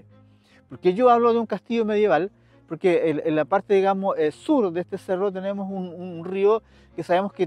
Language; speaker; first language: Spanish; native; Spanish